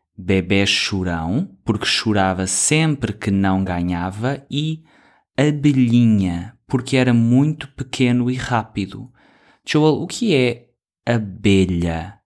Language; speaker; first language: Portuguese; non-native, fluent; English